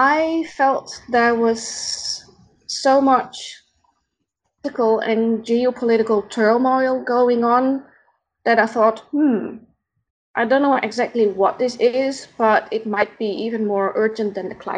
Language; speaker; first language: English; non-native, fluent; Dutch